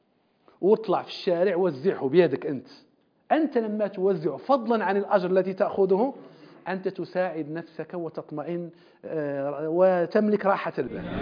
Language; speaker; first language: Arabic; native; Arabic